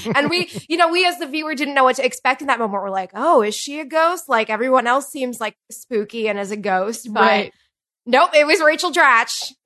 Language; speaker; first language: English; native; English